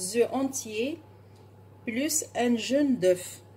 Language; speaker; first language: French; non-native, local second language; Arabic